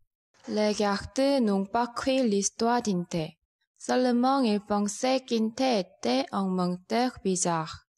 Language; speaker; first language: French; non-native, learner; Korean